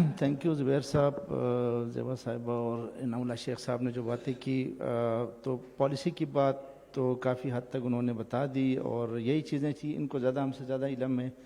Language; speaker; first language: Urdu; non-native, local second language; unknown